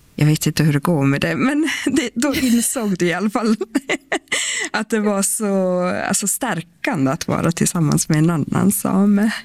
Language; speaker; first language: Swedish; non-native, local second language; Northern Sami